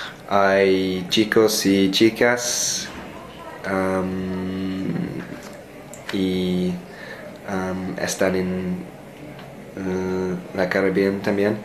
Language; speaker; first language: Spanish; non-native, learner; English